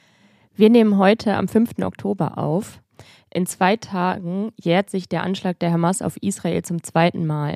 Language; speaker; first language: German; native; German